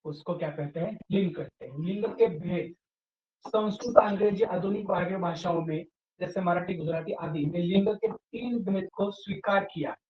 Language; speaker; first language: Hindi; non-native, local second language; Marathi